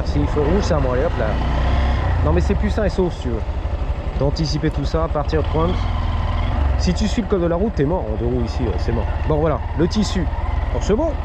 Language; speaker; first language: French; native; French